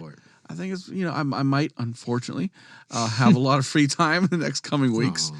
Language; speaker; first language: English; native; English